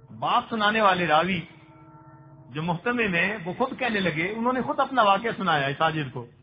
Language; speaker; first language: Urdu; non-native, local second language; Punjabi